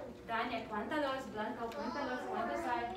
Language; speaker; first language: Spanish; early bilingual, heritage; Spanish